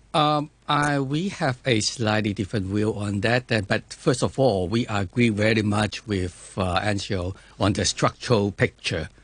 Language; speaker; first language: English; non-native, fluent; Chinese